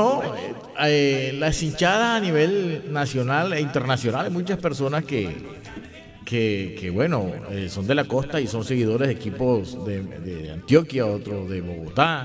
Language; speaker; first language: Spanish; native; Spanish